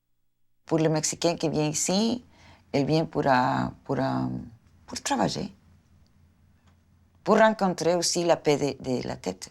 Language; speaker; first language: French; non-native, fluent; Spanish